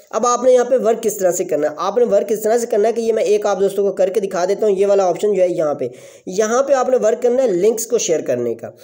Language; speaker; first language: Urdu; non-native, local second language; Punjabi